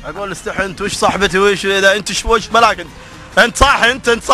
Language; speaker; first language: Arabic; native; Arabic